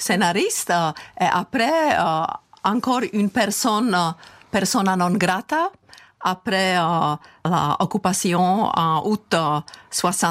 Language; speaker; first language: French; non-native, fluent; Czech